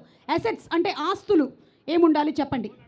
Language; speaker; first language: Telugu; native; Telugu